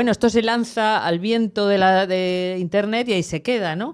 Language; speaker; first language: Spanish; native; Spanish